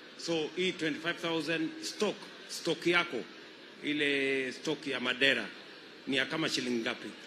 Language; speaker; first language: Swahili; non-native, local second language; Kalenjin